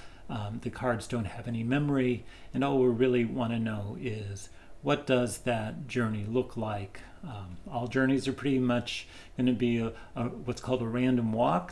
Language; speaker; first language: English; native; English